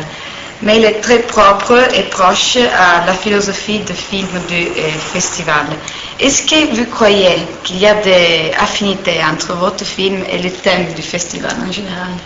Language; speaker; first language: French; non-native, fluent; Italian